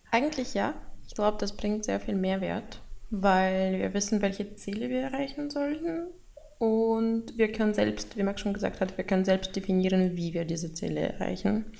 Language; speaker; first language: German; non-native, fluent; Russian